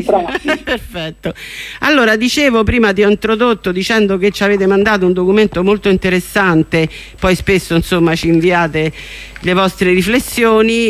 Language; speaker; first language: Italian; native; Italian